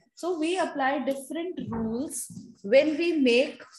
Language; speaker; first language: English; non-native, local second language; Hindi